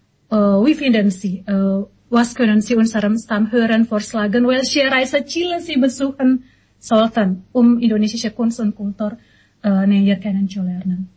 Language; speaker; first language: German; non-native, learner; Indonesian